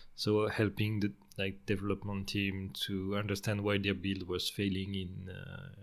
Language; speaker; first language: English; non-native, fluent; French